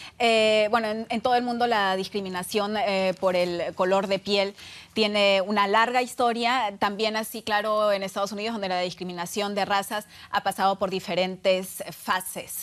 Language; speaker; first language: Spanish; native; Spanish